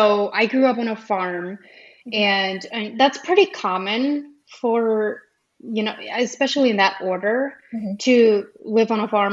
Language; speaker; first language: English; early bilingual, other home language; Pennsylvania German